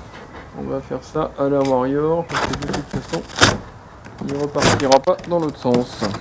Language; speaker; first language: French; native; French